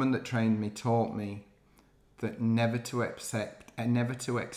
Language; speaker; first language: English; native; English